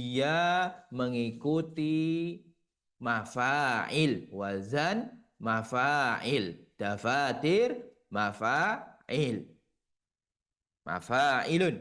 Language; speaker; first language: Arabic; non-native, fluent; Indonesian